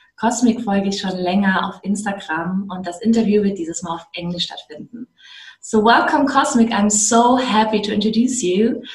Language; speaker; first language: English; non-native, fluent; German